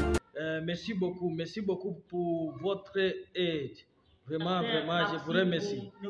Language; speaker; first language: French; non-native, learner; Swahili